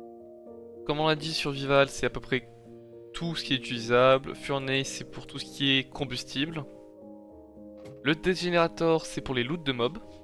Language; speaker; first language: French; native; French